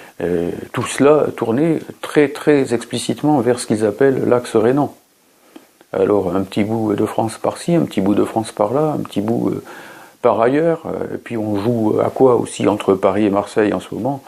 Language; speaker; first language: French; native; French